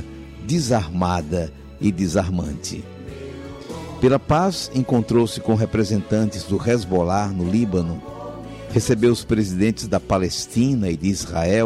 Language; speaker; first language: Portuguese; native; Portuguese